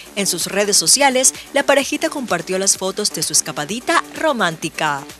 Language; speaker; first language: Spanish; native; Spanish